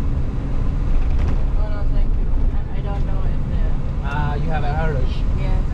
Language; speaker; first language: English; non-native, learner; Korean